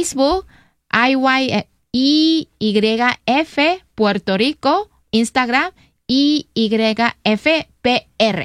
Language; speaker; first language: Spanish; non-native, learner; Korean